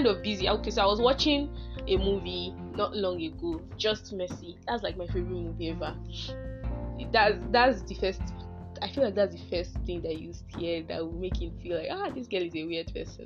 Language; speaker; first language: English; non-native, local second language; Yoruba